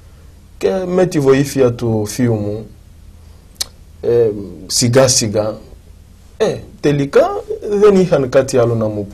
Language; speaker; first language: Greek; non-native, fluent; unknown